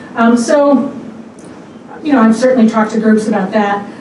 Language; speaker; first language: English; native; English